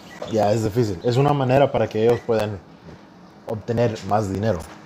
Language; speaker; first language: Spanish; early bilingual, heritage; Spanish